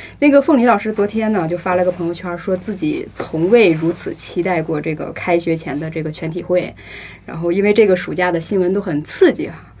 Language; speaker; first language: Chinese; native; Chinese